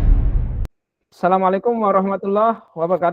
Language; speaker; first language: Indonesian; non-native, local second language; Sasak